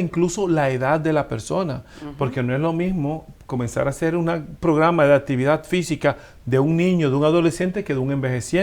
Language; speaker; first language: Spanish; native; Spanish